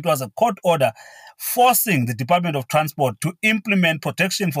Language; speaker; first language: English; non-native, local second language; Xhosa